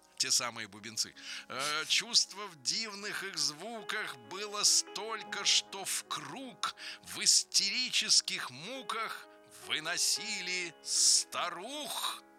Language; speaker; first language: Russian; native; Russian